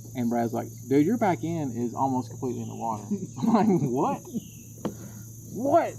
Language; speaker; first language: English; native; English